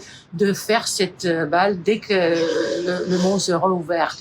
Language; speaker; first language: French; non-native, fluent; Romanian